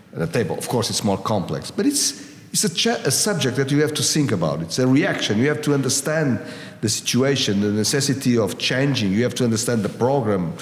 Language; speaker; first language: English; non-native, fluent; Portuguese